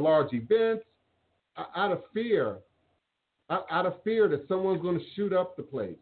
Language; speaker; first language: English; native; English